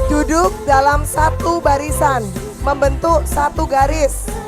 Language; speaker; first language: Indonesian; native; Indonesian